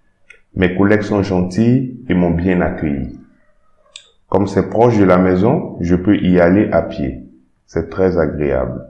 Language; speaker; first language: French; non-native, fluent; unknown